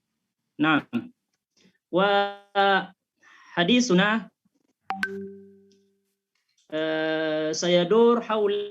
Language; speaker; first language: Arabic; non-native, learner; Indonesian